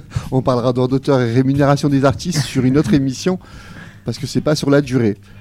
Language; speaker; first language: French; native; French